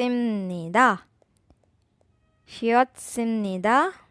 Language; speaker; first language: Korean; non-native, fluent; Urdu